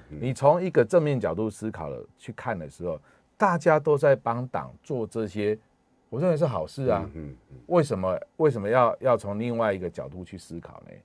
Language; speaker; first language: Chinese; native; Chinese